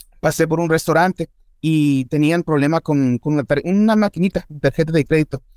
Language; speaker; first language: Spanish; early bilingual, heritage; Spanish